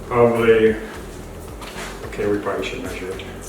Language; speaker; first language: English; native; English